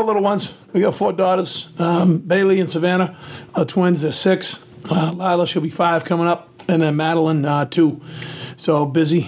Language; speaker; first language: English; native; English